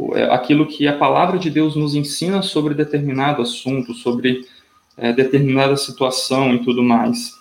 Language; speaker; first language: Portuguese; native; Portuguese